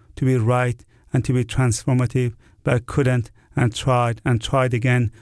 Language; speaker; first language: English; non-native, fluent; Persian